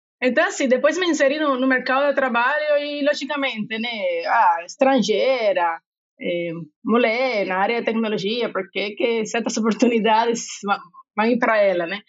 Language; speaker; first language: Portuguese; non-native, fluent; Spanish